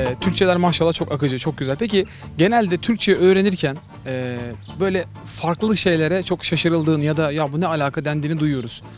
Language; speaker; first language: Turkish; native; Turkish